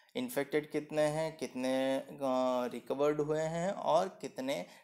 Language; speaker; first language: Hindi; non-native, local second language; Gujarati